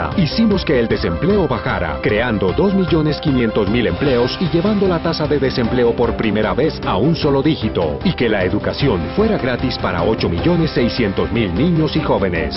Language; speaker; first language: Spanish; native; Spanish